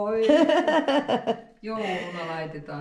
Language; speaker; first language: Finnish; native; Finnish